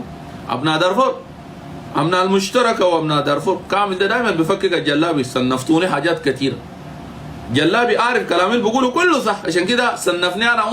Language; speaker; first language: Arabic; native; Arabic